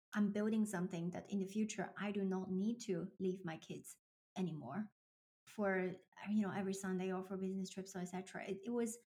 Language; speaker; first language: English; non-native, fluent; Chinese